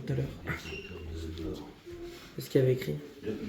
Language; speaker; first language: French; native; French